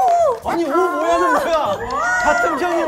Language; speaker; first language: Korean; native; Korean